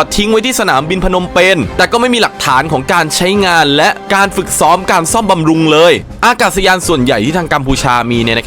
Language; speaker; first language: Thai; native; Thai